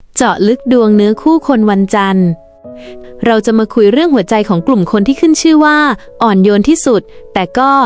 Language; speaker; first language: Thai; native; Thai